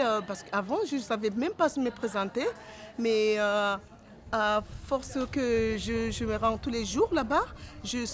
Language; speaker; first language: French; non-native, fluent; Comorian